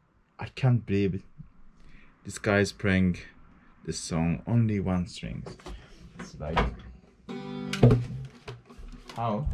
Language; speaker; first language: English; non-native, fluent; Japanese